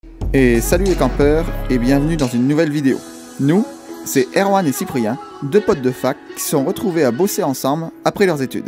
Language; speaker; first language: French; native; French